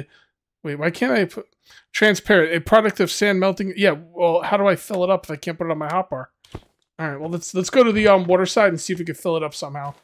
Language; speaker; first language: English; native; English